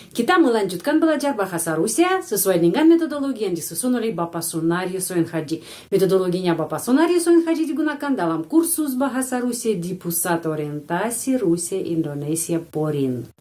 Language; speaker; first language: Indonesian; non-native, fluent; Russian